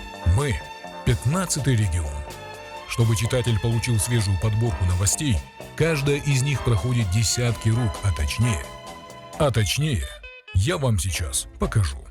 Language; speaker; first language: Russian; native; Russian